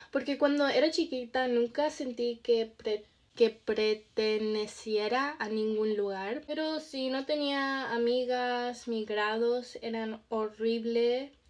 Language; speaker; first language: Spanish; early bilingual, heritage; Spanish